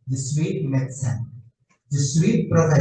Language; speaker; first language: French; non-native, fluent; Indonesian